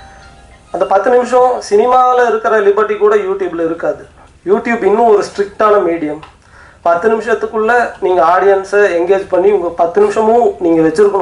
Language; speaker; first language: Tamil; native; Tamil